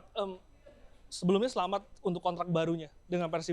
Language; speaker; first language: Indonesian; native; Indonesian